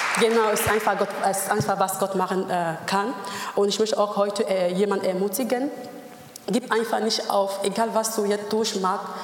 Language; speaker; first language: German; non-native, learner; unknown